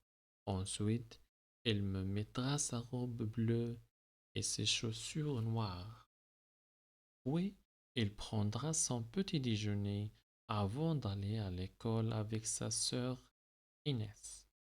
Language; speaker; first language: French; non-native, local second language; Arabic